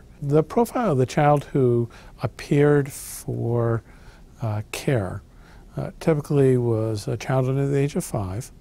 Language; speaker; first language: English; native; English